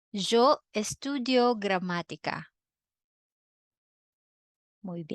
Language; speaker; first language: Spanish; non-native, fluent; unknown